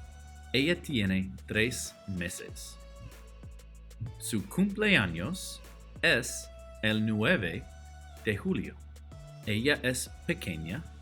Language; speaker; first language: Spanish; non-native, fluent; English